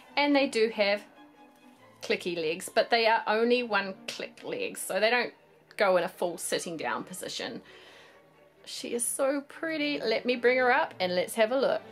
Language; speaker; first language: English; native; English